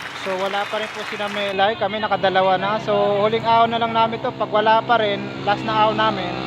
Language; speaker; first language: Filipino; native; Filipino